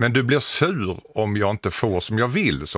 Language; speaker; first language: Swedish; native; Swedish